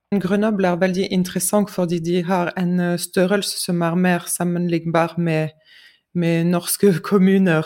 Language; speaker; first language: Norwegian; non-native, fluent; French